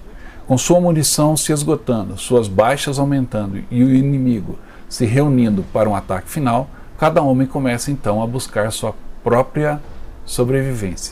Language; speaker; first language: Portuguese; native; Portuguese